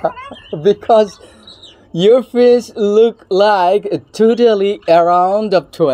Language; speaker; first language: English; non-native, fluent; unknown